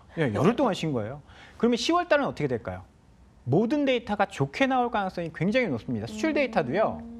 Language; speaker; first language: Korean; native; Korean